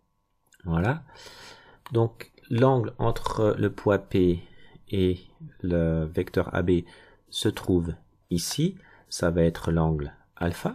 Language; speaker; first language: French; native; French